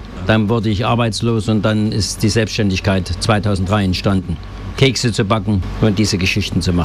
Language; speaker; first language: German; native; German